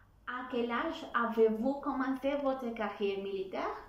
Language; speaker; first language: French; non-native, learner; Spanish